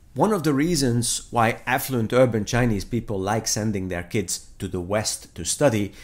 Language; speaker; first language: English; non-native, fluent; Hungarian